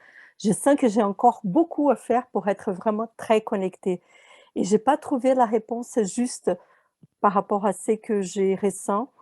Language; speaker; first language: French; non-native, fluent; Portuguese